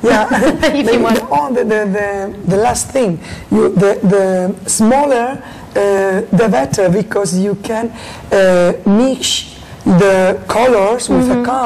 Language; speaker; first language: English; non-native, learner; Spanish